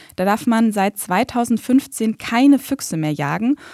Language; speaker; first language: German; native; German